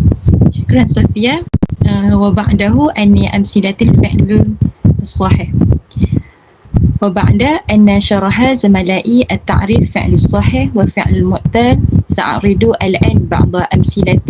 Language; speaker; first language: Arabic; non-native, learner; Malay